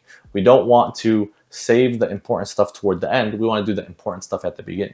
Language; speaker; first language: English; native; English